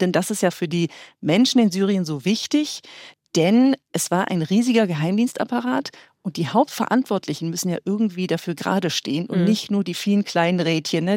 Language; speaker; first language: German; native; German